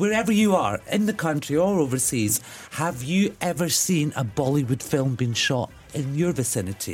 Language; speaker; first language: English; native; English